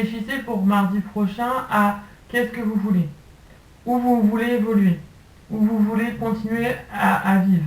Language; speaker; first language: French; native; French